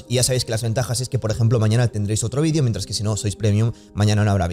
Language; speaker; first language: Spanish; native; Spanish